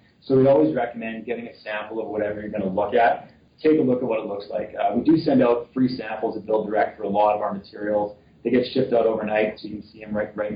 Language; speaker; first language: English; native; English